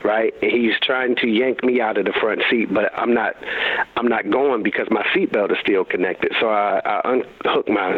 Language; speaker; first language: English; native; English